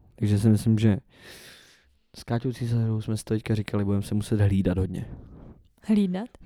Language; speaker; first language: Czech; native; Czech